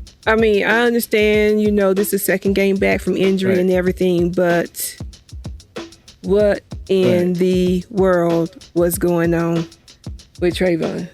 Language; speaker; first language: English; native; English